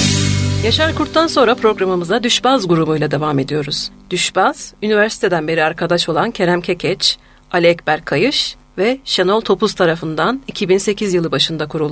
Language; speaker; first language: Turkish; native; Turkish